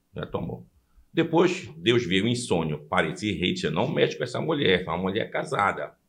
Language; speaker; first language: Portuguese; native; Portuguese